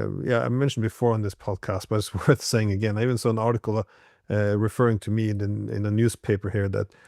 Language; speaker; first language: English; non-native, fluent; Norwegian